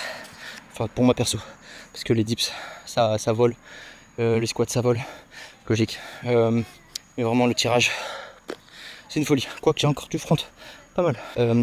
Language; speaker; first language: French; native; French